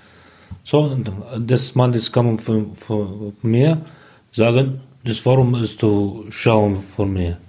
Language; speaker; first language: German; non-native, learner; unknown